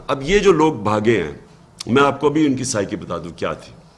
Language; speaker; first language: Urdu; native; Urdu